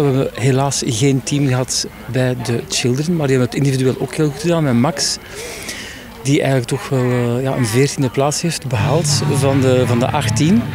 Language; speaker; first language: Dutch; native; Dutch